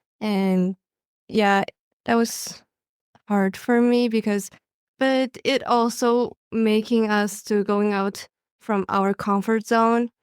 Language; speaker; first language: English; non-native, learner; Mongolian